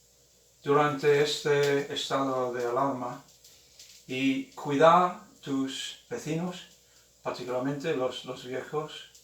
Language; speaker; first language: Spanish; non-native, fluent; English